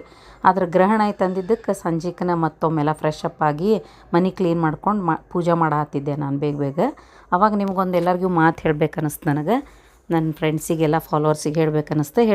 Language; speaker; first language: Kannada; native; Kannada